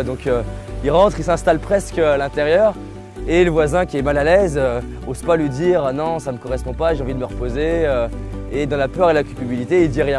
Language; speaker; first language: French; native; French